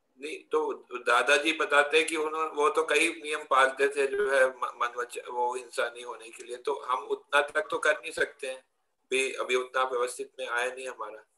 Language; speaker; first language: Hindi; non-native, local second language; Gujarati